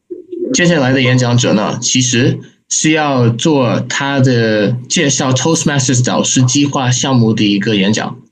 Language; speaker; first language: Chinese; non-native, fluent; Indonesian